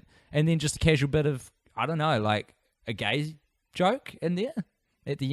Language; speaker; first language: English; native; English